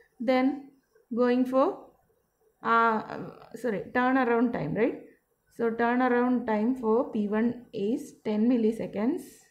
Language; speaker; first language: English; non-native, local second language; Malayalam